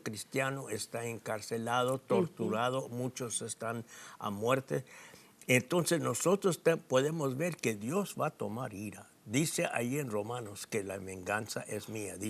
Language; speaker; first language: Spanish; non-native, fluent; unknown